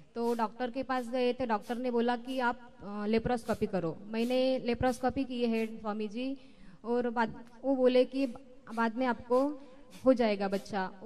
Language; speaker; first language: Hindi; non-native, local second language; Marathi